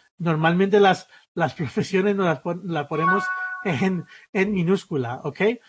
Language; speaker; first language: Spanish; early bilingual, other home language; English